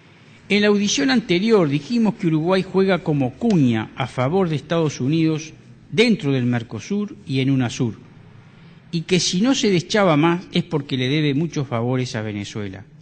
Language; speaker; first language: Spanish; native; Spanish